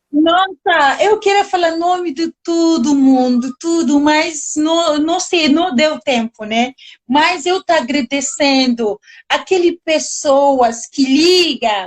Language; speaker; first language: Portuguese; non-native, learner; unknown